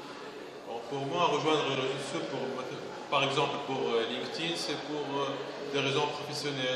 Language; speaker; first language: French; non-native, local second language; Arabic